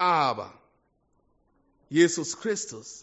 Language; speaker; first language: German; non-native, fluent; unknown